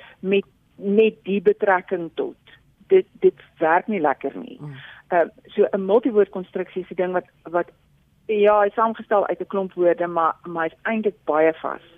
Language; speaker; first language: Afrikaans; native; Afrikaans